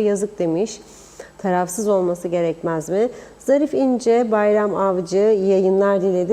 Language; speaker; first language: Turkish; native; Turkish